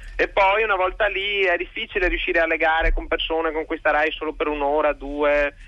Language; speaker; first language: Italian; native; Italian